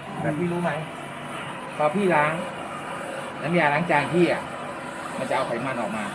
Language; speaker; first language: Thai; native; Thai